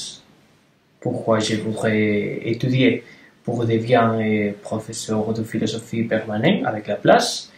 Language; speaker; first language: French; non-native, learner; Spanish